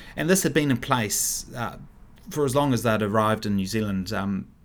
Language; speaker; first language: English; native; English